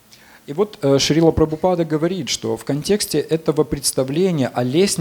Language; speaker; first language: Russian; native; Russian